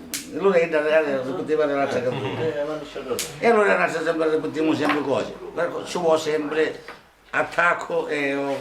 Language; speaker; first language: Italian; non-native, local second language; Sicilian